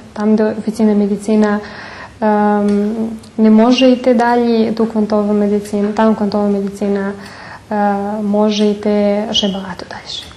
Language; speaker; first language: Ukrainian; early bilingual, heritage; Ukrainian